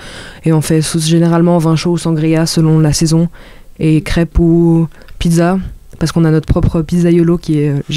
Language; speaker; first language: French; native; French